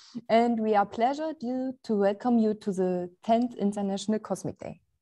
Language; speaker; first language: English; non-native, fluent; German